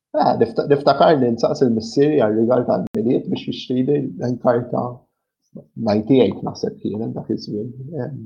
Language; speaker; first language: Maltese; early bilingual, other home language; English